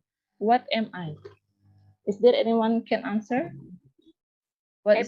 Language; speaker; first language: English; non-native, learner; Indonesian